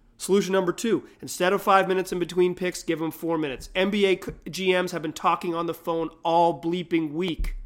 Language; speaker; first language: English; native; English